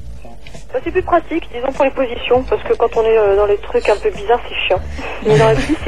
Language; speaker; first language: French; native; French